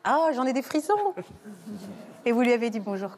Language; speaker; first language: French; native; French